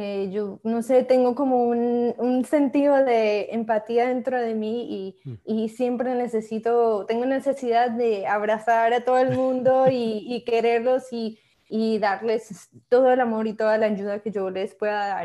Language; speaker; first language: Spanish; early bilingual, heritage; Spanish